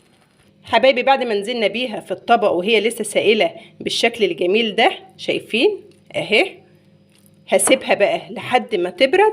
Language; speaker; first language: Arabic; native; Arabic